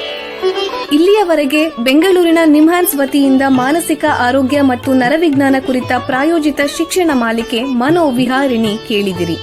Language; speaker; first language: Kannada; native; Kannada